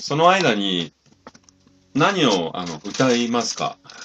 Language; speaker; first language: Japanese; non-native, learner; English